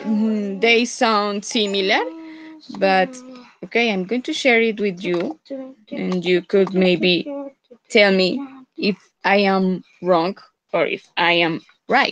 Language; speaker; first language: English; non-native, fluent; Spanish